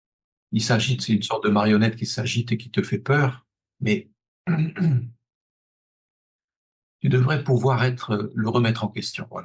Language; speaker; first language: French; native; French